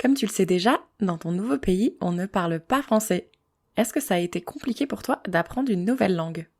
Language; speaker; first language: French; native; French